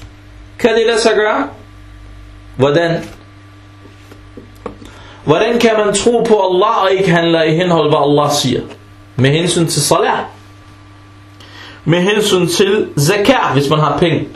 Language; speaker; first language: Danish; early bilingual, other home language; Arabic